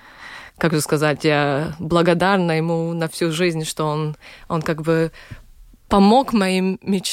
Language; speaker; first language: Russian; non-native, local second language; Latvian